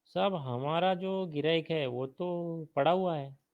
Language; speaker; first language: Hindi; non-native, local second language; Marathi